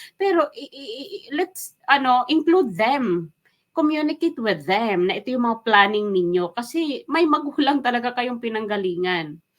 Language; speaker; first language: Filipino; non-native, local second language; Waray